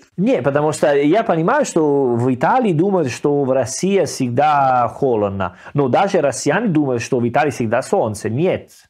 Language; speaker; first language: Russian; non-native, learner; Italian